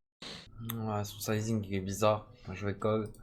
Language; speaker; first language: French; native; French